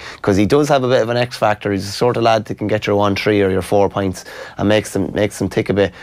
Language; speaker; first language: English; native; English